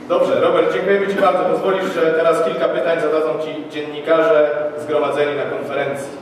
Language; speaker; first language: Polish; native; Polish